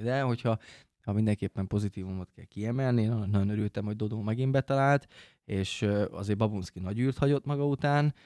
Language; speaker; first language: Hungarian; native; Hungarian